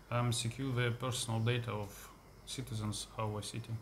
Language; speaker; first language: English; non-native, learner; Russian